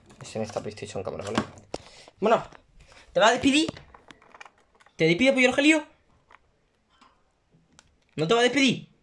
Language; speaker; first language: Spanish; native; Spanish